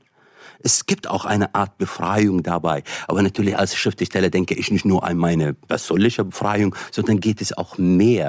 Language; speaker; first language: German; non-native, fluent; Arabic